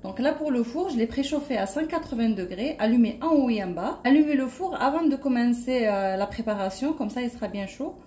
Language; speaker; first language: French; non-native, local second language; Arabic